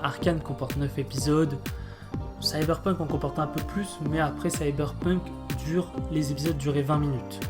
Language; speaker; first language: French; native; French